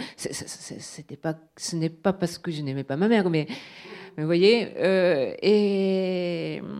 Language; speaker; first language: French; non-native, fluent; Japanese